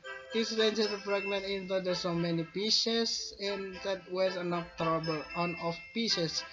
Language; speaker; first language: English; non-native, learner; Indonesian